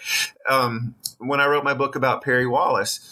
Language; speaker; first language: English; native; English